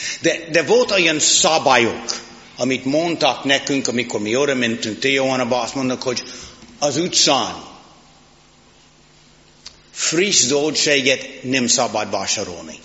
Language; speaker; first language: Hungarian; non-native, fluent; English